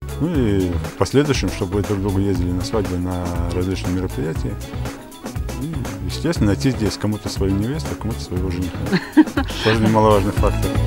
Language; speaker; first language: Russian; non-native, local second language; Ingush